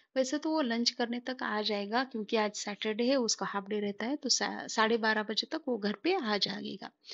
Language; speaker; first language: Hindi; non-native, local second language; Marathi